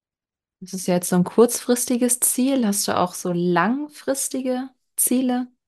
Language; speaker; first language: German; native; German